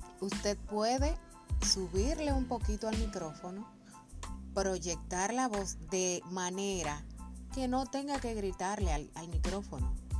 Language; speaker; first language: Spanish; native; Spanish